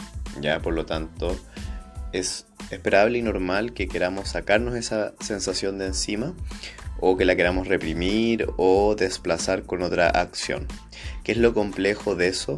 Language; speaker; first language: Spanish; native; Spanish